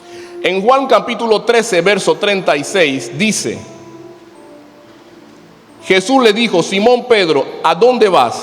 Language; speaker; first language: Spanish; native; Spanish